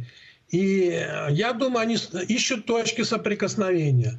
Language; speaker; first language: Russian; native; Russian